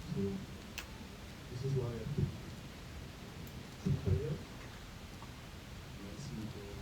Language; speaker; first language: English; non-native, learner; French